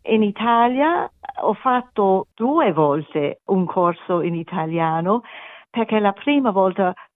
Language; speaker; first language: Italian; non-native, learner; English